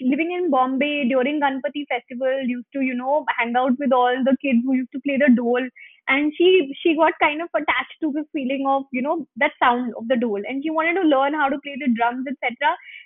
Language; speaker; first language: English; non-native, local second language; Hindi